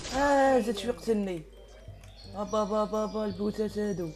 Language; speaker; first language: Arabic; native; Arabic